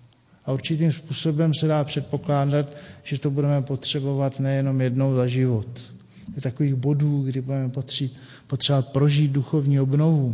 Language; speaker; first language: Czech; native; Czech